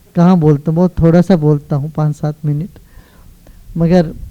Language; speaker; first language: Hindi; non-native, local second language; Kannada